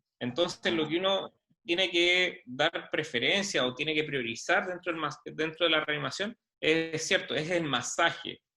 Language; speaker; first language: Spanish; native; Spanish